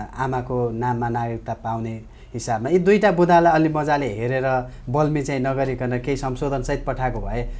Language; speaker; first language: Nepali; native; Nepali